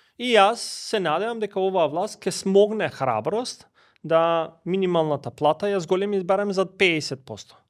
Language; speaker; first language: Macedonian; non-native, local second language; Albanian